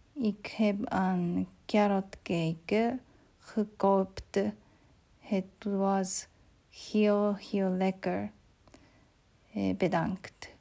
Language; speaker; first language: Dutch; non-native, learner; Arabic